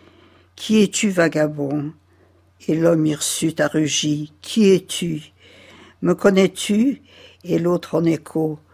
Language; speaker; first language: French; early bilingual, other home language; Yiddish